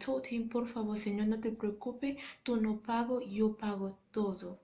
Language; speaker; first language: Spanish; non-native, learner; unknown